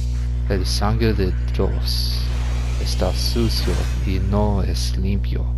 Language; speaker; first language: Spanish; non-native, learner; English